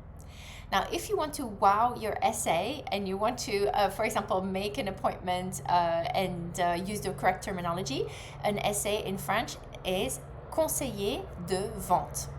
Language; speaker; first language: English; non-native, fluent; French